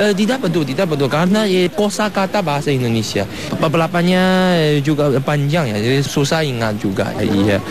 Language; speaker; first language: Indonesian; non-native, learner; Chinese